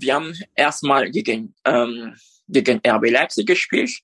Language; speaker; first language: German; non-native, fluent; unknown